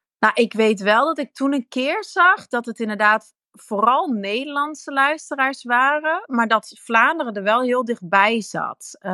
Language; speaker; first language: Dutch; native; Dutch